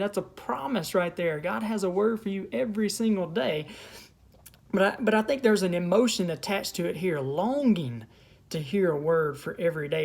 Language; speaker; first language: English; native; English